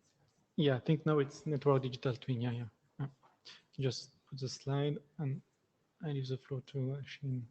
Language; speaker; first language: English; non-native, fluent; French